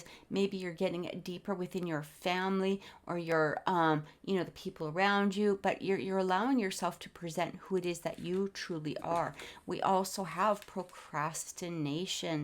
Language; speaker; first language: English; native; English